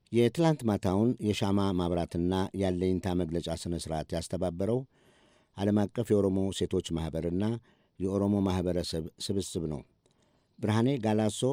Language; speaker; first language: Amharic; native; Amharic